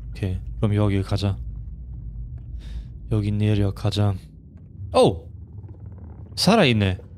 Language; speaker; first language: Korean; non-native, fluent; German